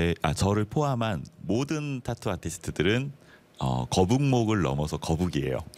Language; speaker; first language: Korean; native; Korean